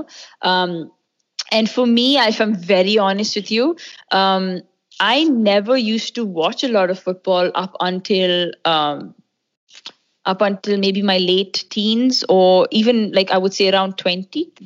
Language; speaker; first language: English; non-native, local second language; Hindi